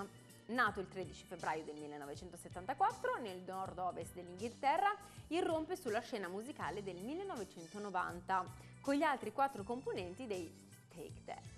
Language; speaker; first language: Italian; native; Italian